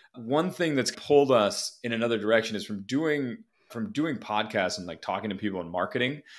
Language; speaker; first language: English; native; English